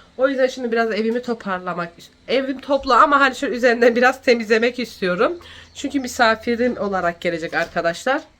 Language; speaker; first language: Turkish; early bilingual, heritage; Turkish